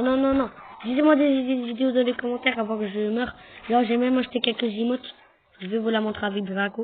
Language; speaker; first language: French; native; French